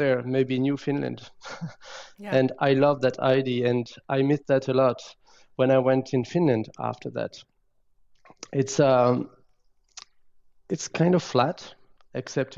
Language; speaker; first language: English; non-native, fluent; French